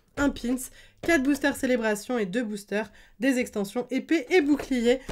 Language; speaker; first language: French; native; French